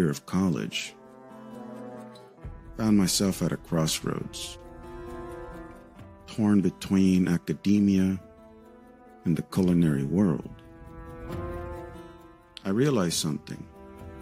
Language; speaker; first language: English; early bilingual, other home language; Spanish